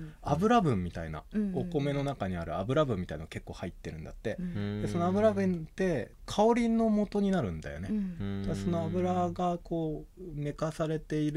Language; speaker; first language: Japanese; native; Japanese